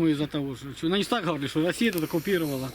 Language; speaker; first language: Russian; native; Russian